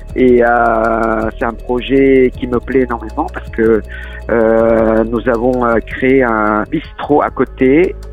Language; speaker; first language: French; early bilingual, other home language; Lao